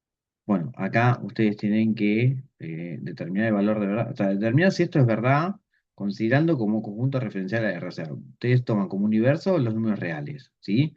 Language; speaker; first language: Spanish; native; Spanish